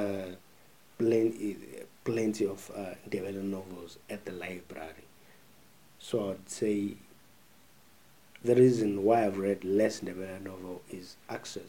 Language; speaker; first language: English; non-native, local second language; North Ndebele